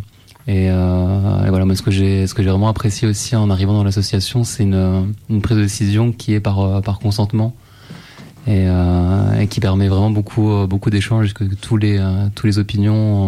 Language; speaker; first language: French; native; French